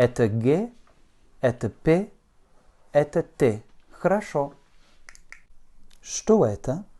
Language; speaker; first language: Russian; non-native, fluent; French